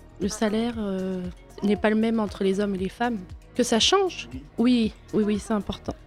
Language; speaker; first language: French; native; French